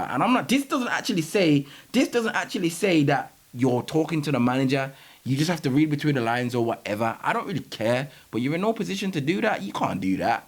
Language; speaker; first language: English; native; English